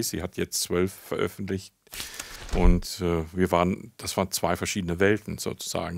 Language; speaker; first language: German; non-native, fluent; English